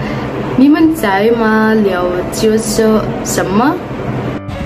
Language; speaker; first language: Chinese; non-native, learner; Malay